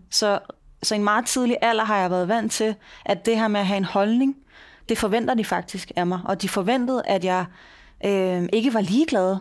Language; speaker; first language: Danish; native; Danish